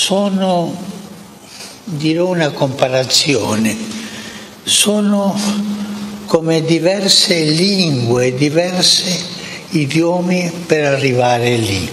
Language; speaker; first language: Italian; early bilingual, heritage; Spanish